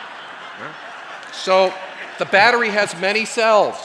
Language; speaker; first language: English; native; English